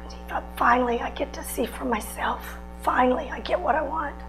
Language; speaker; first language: English; native; English